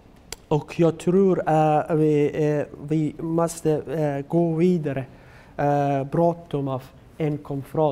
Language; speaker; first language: Swedish; non-native, learner; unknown